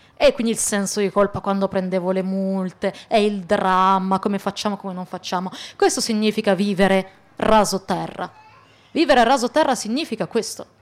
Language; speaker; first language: Italian; early bilingual, other home language; Arabic